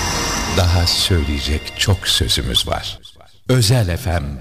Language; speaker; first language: Turkish; native; Turkish